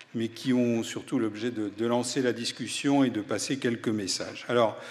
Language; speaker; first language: French; native; French